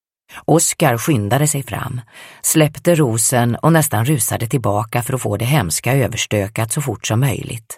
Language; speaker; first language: Swedish; native; Swedish